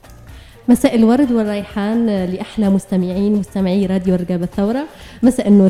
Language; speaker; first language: Arabic; native; Arabic